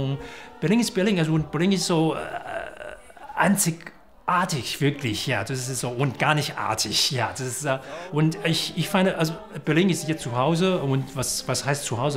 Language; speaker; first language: German; non-native, fluent; Chinese